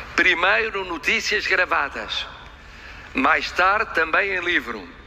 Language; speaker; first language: Portuguese; native; Portuguese